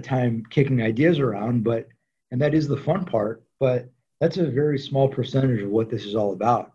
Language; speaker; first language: English; native; English